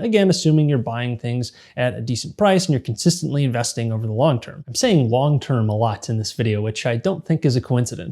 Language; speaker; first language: English; native; English